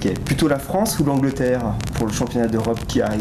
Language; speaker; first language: French; native; French